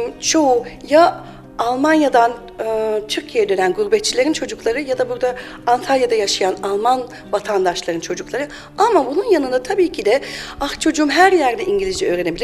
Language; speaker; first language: Turkish; early bilingual, heritage; German